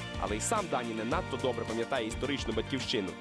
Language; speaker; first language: Ukrainian; native; Ukrainian